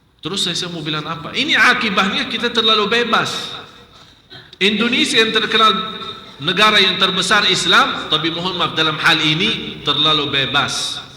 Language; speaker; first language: Malay; non-native, fluent; Arabic